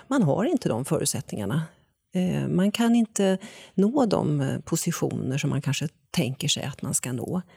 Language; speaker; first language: Swedish; native; Swedish